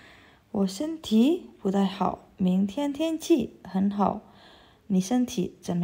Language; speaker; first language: Chinese; non-native, fluent; Indonesian